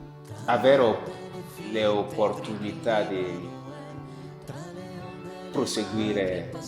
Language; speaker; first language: Italian; non-native, fluent; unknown